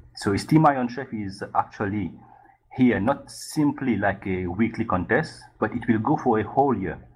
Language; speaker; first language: English; non-native, fluent; Morisyen